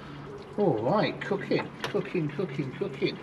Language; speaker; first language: English; native; English